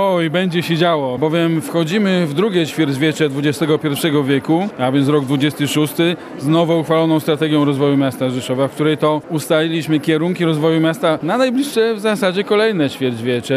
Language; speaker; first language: Polish; native; Polish